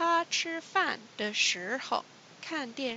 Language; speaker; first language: Chinese; non-native, fluent; English